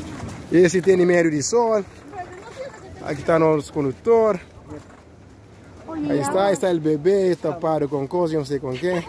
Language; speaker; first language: Spanish; non-native, learner; Kabuverdianu